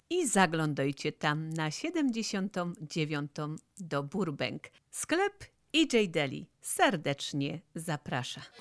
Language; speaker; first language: Polish; native; Polish